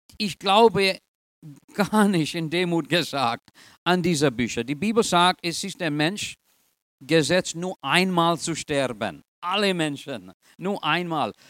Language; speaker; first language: German; non-native, fluent; English